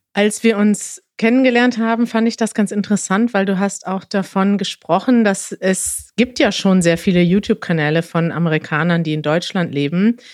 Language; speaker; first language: German; native; German